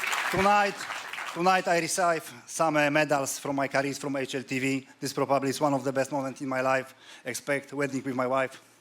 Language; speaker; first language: English; non-native, learner; Polish